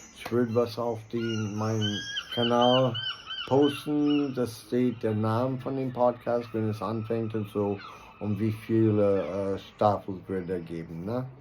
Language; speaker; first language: German; non-native, learner; English